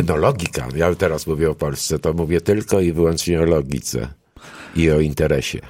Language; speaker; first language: Polish; early bilingual, other home language; Greek